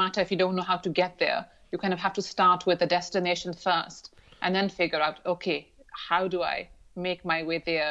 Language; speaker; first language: English; non-native, local second language; Urdu